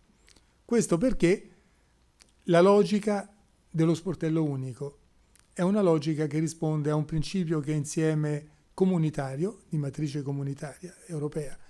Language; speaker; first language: Italian; native; Italian